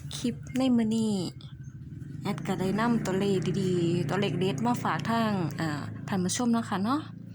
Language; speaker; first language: Thai; native; Thai